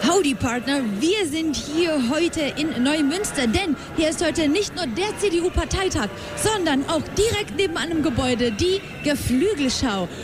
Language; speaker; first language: German; early bilingual, other home language; Russian